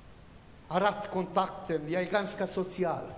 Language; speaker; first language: Swedish; non-native, learner; Romanian